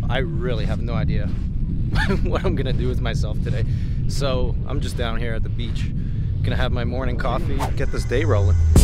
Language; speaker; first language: English; native; English